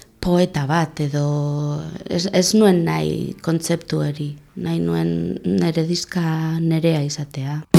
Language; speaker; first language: Basque; non-native, local second language; Spanish